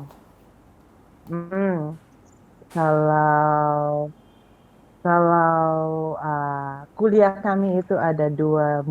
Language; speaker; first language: Indonesian; non-native, fluent; Filipino